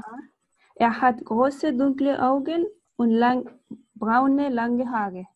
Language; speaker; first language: German; non-native, learner; Spanish